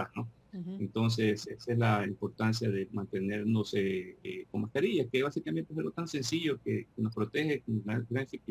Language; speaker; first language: Spanish; native; Spanish